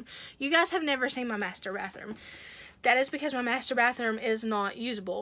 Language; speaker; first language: English; native; English